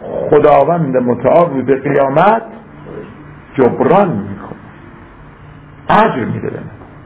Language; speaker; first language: Persian; native; Persian